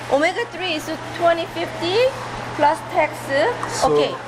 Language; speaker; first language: English; non-native, learner; Korean